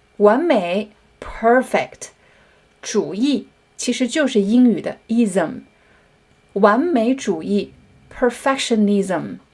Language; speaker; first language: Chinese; native; Chinese